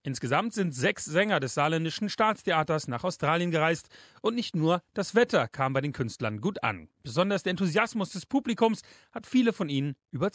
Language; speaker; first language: German; native; German